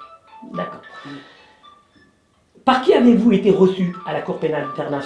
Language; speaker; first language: French; native; French